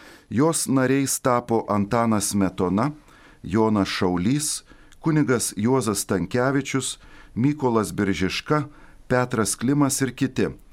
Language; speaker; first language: Lithuanian; native; Lithuanian